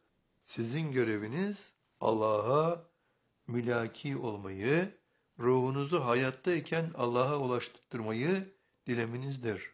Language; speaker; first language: Turkish; native; Turkish